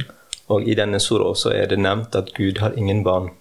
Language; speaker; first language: Norwegian; early bilingual, heritage; Norwegian